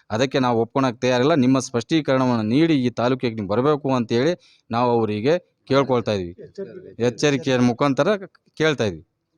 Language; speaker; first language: Kannada; non-native, local second language; Lambadi